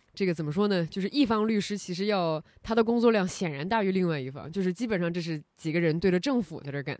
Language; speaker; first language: Chinese; native; Chinese